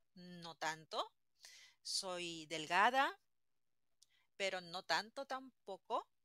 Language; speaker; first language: Spanish; native; Spanish